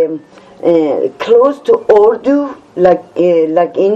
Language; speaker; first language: English; non-native, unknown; Persian